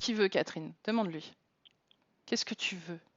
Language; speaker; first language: French; native; French